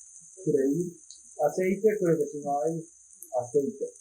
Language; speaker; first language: Spanish; non-native, fluent; Japanese